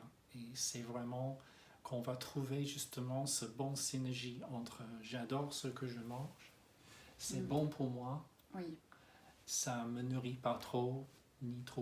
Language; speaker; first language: French; non-native, fluent; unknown